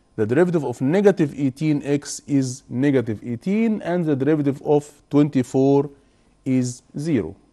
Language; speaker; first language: English; non-native, fluent; Arabic